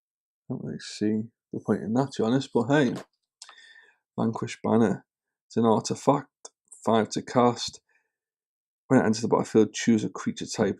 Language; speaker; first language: English; native; English